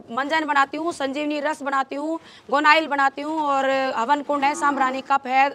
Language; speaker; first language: Hindi; native; Hindi